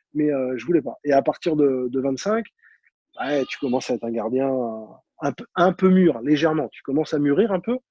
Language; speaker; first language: French; native; French